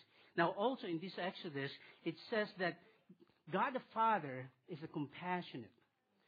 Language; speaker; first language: English; non-native, local second language; Filipino